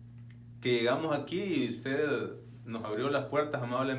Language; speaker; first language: Spanish; native; Spanish